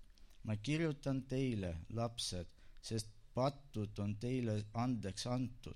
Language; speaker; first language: Estonian; non-native, local second language; Russian